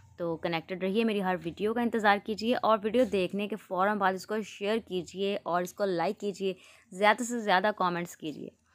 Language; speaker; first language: Hindi; native; Hindi